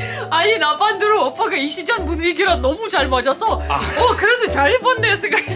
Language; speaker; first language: Korean; non-native, fluent; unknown